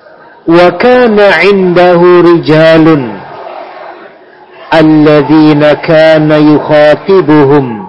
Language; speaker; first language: Arabic; non-native, fluent; Indonesian